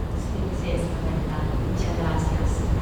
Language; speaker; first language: Spanish; non-native, fluent; Chinese